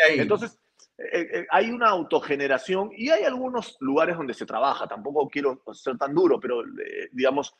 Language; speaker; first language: Spanish; native; Spanish